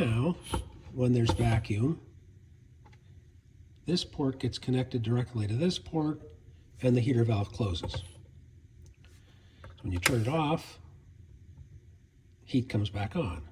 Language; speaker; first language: English; native; English